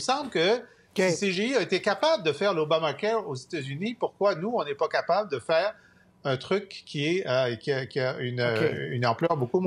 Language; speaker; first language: French; native; French